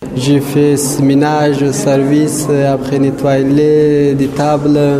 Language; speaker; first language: French; non-native, learner; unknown